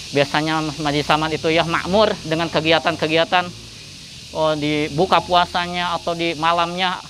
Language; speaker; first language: Indonesian; native; Indonesian